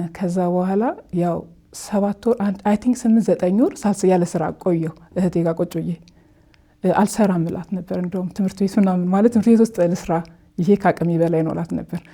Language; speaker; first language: Amharic; native; Amharic